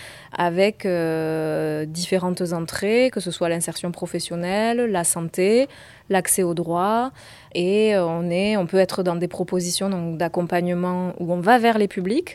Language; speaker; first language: French; native; French